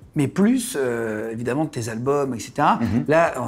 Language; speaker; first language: French; native; French